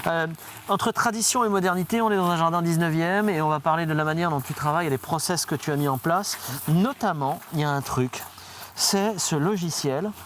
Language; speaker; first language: French; native; French